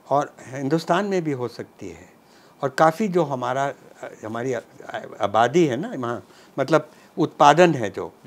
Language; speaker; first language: Hindi; non-native, local second language; Punjabi